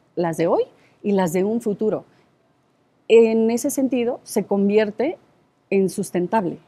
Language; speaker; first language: Spanish; native; Spanish